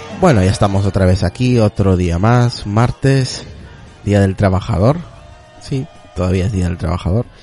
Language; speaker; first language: Spanish; native; Spanish